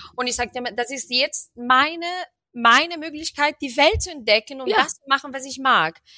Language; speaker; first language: German; non-native, fluent; Portuguese